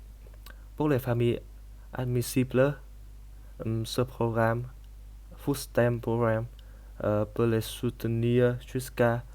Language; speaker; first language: French; non-native, learner; Vietnamese